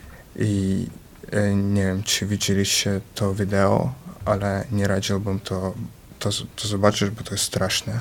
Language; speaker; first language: Polish; early bilingual, other home language; Ukrainian